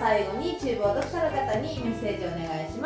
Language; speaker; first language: Japanese; native; Japanese